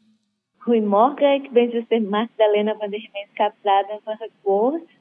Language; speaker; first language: Dutch; non-native, learner; Portuguese